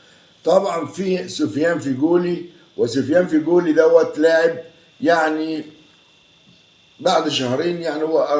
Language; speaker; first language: Arabic; native; Arabic